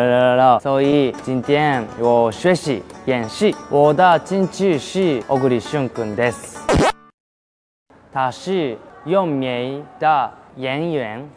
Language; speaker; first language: Chinese; non-native, learner; Japanese